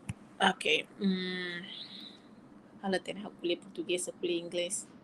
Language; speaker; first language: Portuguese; non-native, local second language; Tetum